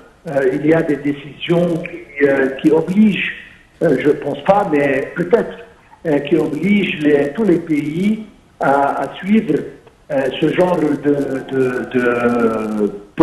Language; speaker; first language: French; non-native, fluent; Arabic